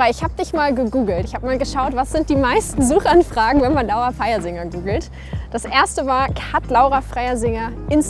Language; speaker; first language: German; native; German